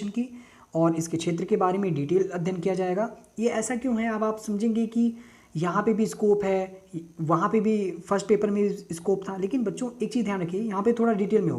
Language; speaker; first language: Hindi; native; Hindi